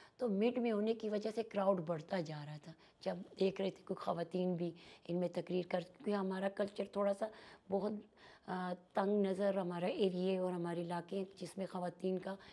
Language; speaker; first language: Urdu; non-native, local second language; Pashto